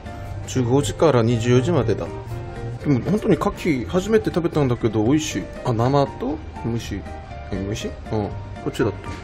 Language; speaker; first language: Japanese; non-native, learner; Korean